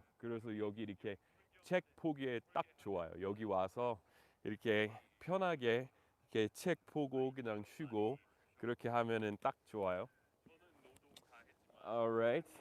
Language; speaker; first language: Korean; non-native, fluent; English